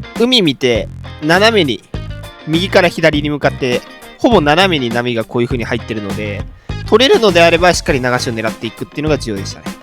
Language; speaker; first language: Japanese; native; Japanese